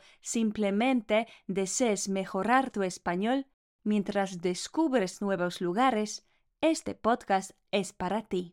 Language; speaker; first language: Spanish; non-native, fluent; Polish